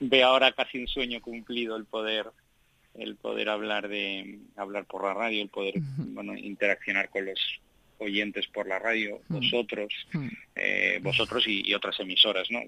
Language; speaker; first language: Spanish; native; Spanish